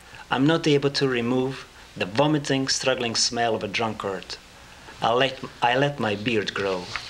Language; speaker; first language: English; non-native, fluent; Hungarian